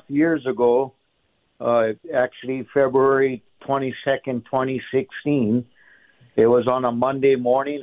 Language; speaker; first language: English; native; English